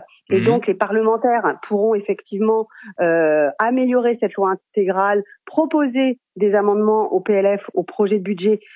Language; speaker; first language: French; native; French